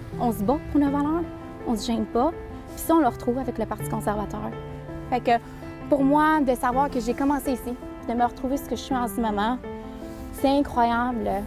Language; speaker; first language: French; early bilingual, other home language; Spanish